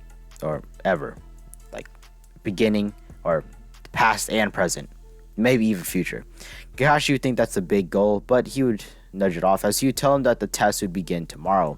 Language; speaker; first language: English; native; English